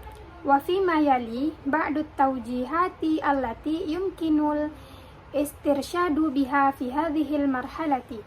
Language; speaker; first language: Arabic; non-native, learner; Indonesian